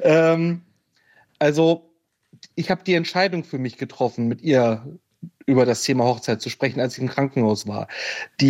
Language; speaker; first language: German; native; German